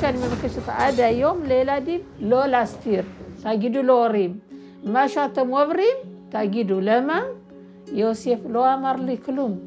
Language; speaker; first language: Hebrew; non-native, learner; Amharic